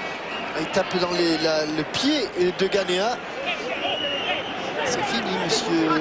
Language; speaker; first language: French; native; French